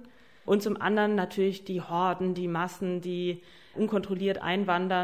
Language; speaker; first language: German; native; German